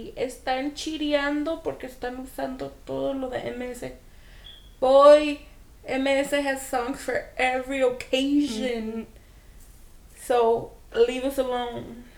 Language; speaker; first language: Spanish; early bilingual, other home language; English